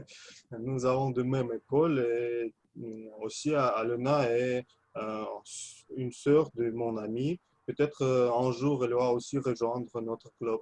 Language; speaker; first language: French; non-native, fluent; Russian